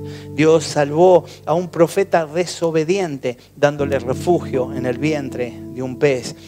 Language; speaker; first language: Spanish; native; Spanish